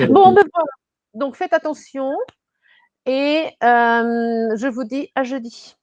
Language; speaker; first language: French; non-native, fluent; Portuguese